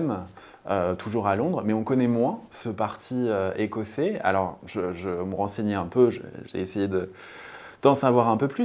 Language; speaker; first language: French; native; French